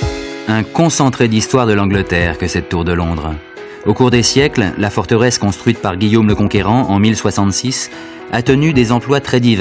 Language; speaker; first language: French; native; French